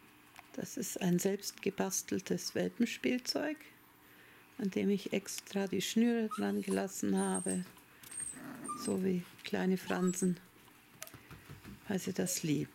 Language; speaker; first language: German; native; German